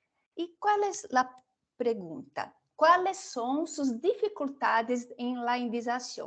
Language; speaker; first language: Spanish; non-native, fluent; Portuguese